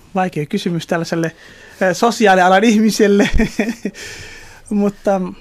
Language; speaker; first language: Finnish; early bilingual, other home language; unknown